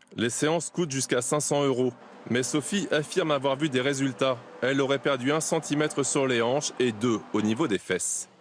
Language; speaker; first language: French; native; French